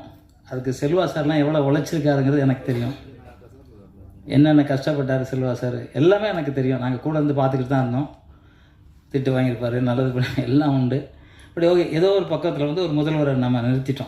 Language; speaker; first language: Tamil; native; Tamil